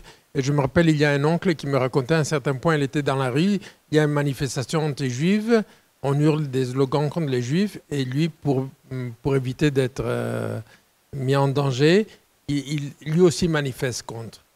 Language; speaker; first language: French; non-native, fluent; Italian